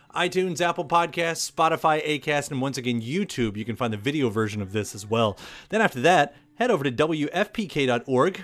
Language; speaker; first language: English; native; English